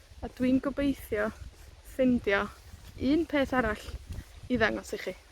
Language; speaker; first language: Welsh; native; Welsh